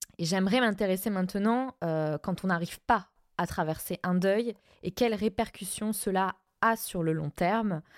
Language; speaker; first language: French; non-native, fluent; Spanish